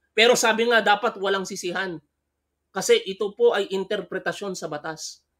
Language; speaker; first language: Filipino; native; Filipino